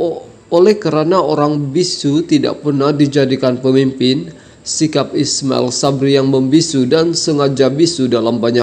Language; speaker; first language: Malay; native; Malay